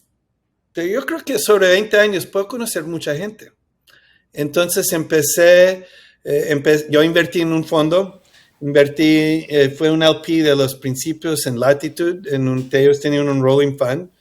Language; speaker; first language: Spanish; early bilingual, heritage; English